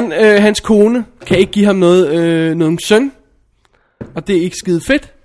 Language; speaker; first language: Danish; native; Danish